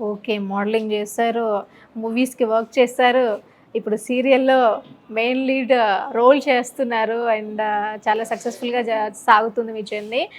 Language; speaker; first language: Telugu; native; Telugu